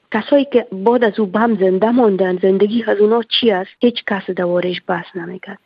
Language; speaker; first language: Persian; native; Persian